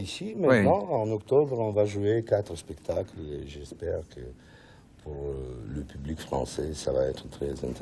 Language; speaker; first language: French; non-native, learner; Russian